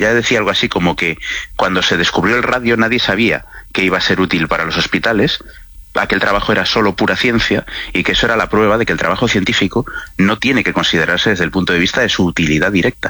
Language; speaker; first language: Spanish; native; Spanish